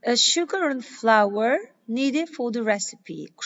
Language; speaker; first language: English; non-native, fluent; Azerbaijani